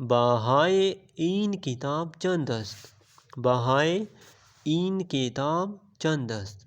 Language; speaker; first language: Persian; non-native, fluent; Urdu